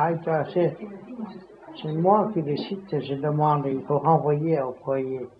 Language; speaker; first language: French; non-native, learner; Vietnamese